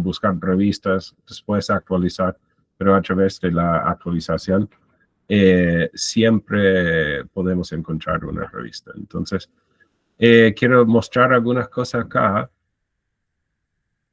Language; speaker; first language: Spanish; non-native, fluent; English